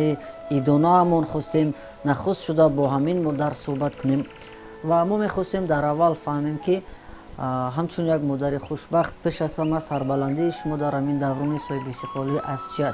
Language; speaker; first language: Persian; native; Persian